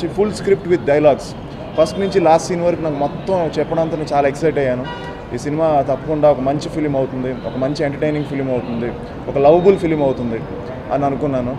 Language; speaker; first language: Telugu; native; Telugu